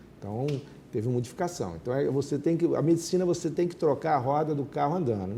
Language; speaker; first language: Portuguese; native; Portuguese